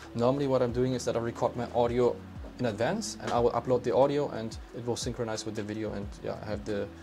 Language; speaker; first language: English; non-native, fluent; German